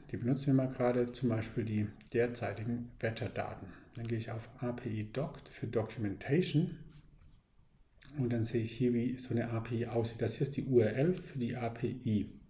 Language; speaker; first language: German; native; German